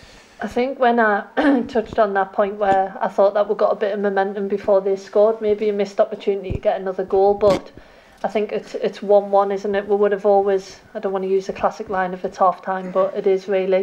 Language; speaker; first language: English; native; English